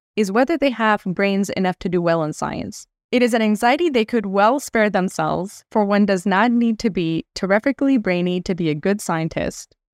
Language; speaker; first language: English; non-native, local second language; Hindi